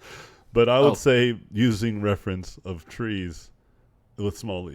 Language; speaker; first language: English; native; English